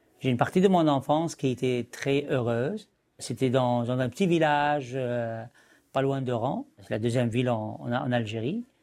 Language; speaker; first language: French; non-native, local second language; Arabic